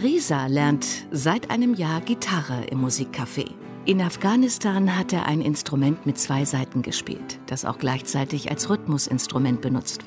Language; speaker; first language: German; native; German